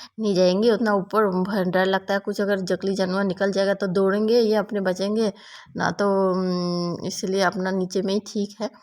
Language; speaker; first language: Hindi; non-native, local second language; Bangla